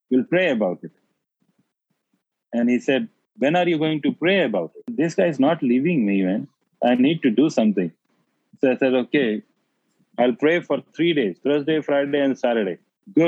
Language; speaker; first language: English; non-native, local second language; Hindi